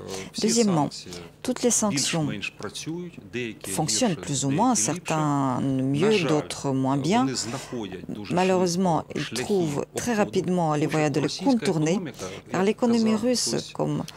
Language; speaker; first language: French; non-native, fluent; Ukrainian